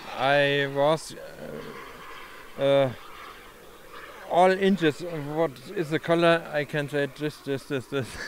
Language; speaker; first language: English; non-native, learner; German